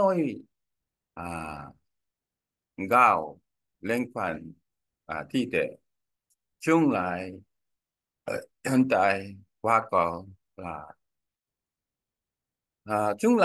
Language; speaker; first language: Vietnamese; non-native, learner; Korean